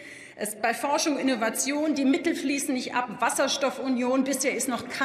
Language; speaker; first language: German; native; German